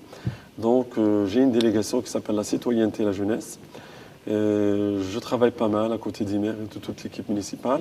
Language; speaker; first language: French; non-native, local second language; Arabic